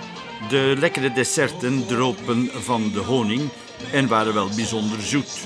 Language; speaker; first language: Dutch; native; Dutch